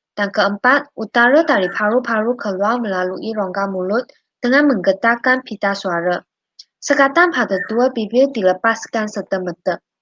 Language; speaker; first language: Malay; non-native, local second language; Chinese